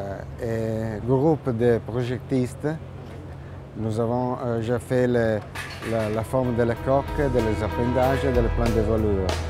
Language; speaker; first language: French; non-native, learner; Italian